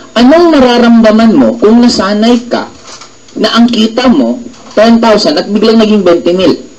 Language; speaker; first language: Filipino; native; Filipino